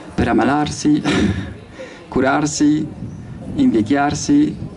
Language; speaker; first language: Italian; non-native, fluent; French